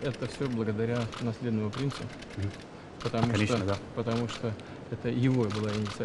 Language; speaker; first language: Russian; native; Russian